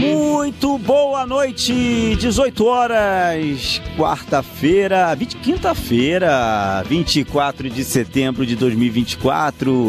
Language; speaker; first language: Portuguese; native; Portuguese